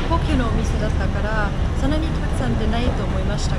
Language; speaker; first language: Japanese; non-native, fluent; German